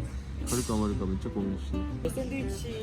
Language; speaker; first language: Korean; non-native, fluent; Japanese